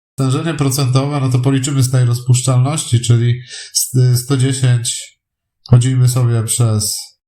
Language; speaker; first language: Polish; native; Polish